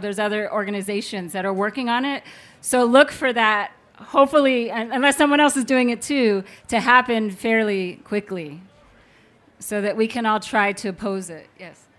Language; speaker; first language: English; native; English